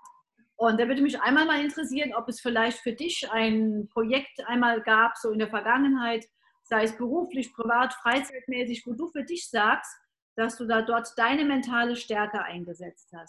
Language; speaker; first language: German; native; German